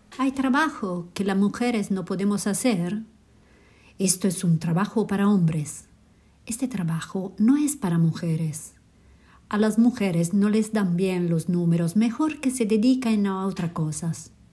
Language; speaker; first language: Spanish; non-native, learner; Italian